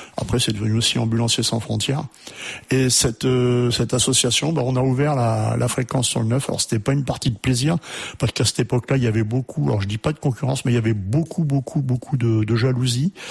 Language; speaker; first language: French; non-native, fluent; German